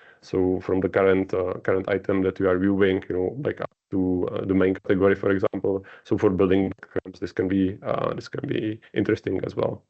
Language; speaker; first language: English; non-native, fluent; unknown